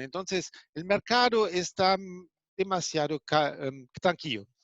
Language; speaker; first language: Spanish; non-native, fluent; German